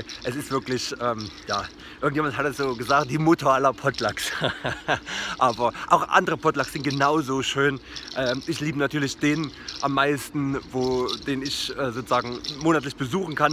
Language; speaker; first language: German; native; German